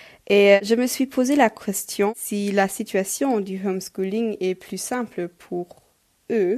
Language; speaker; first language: French; non-native, local second language; Luxembourgish